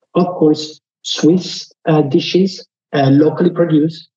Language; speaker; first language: English; non-native, fluent; Italian